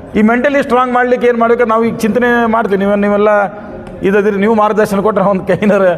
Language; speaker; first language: Kannada; non-native, local second language; Urdu